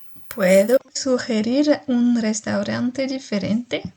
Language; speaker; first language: Spanish; non-native, learner; French